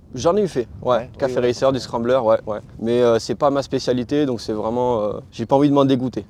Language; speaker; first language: French; native; French